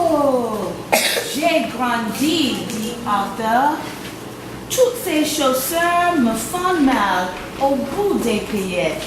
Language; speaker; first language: French; non-native, fluent; English